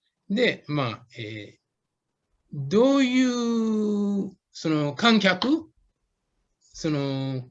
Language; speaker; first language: Japanese; non-native, fluent; English